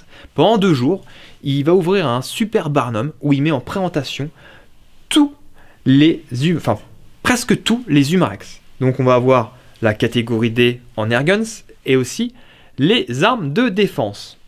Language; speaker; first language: French; native; French